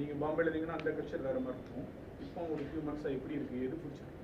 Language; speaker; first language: Tamil; native; Tamil